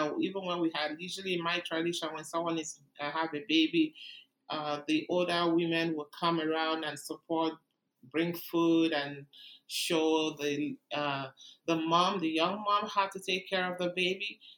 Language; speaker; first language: English; non-native, local second language; Igbo